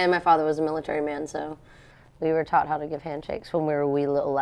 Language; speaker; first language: English; native; English